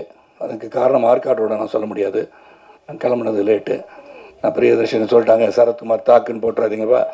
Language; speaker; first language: Tamil; native; Tamil